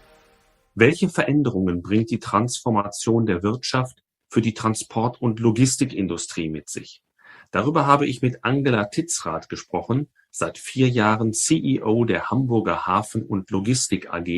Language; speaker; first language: German; native; German